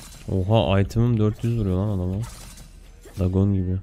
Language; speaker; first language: Turkish; native; Turkish